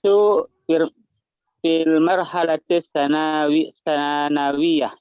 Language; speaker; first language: Arabic; non-native, learner; Indonesian